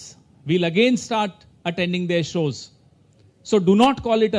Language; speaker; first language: English; non-native, local second language; Hindi